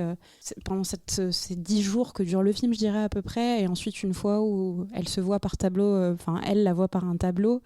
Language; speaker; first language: French; native; French